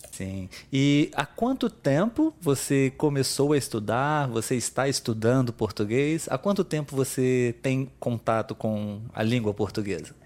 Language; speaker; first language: Portuguese; native; Portuguese